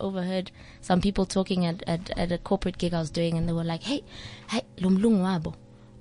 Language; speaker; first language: English; non-native, local second language; Southern Sotho